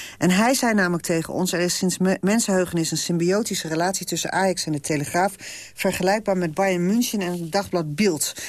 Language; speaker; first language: Dutch; native; Dutch